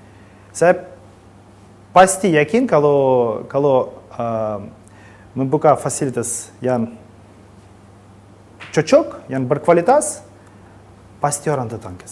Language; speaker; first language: Indonesian; non-native, learner; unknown